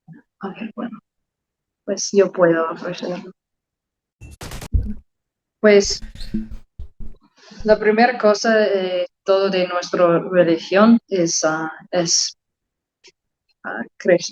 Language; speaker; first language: Spanish; non-native, learner; English